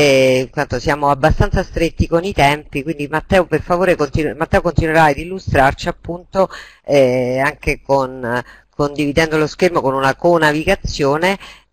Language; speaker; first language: Italian; native; Italian